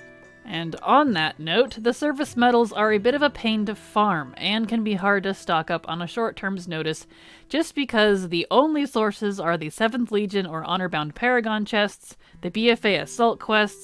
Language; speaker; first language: English; native; English